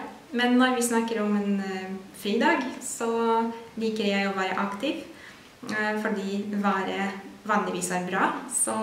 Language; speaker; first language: Norwegian; non-native, fluent; Polish